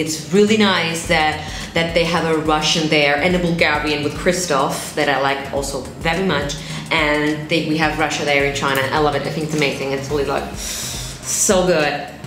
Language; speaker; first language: English; non-native, fluent; German